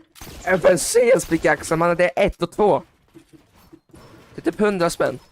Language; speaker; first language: Swedish; native; Swedish